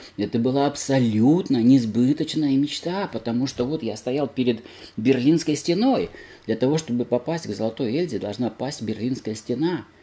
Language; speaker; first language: Russian; native; Russian